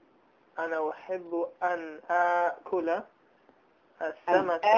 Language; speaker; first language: Arabic; non-native, learner; English